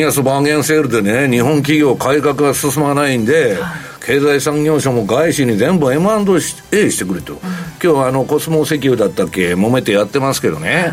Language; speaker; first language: Japanese; native; Japanese